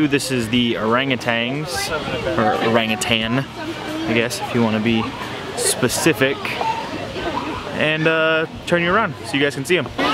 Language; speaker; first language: English; native; English